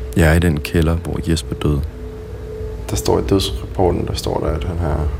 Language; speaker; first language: Danish; native; Danish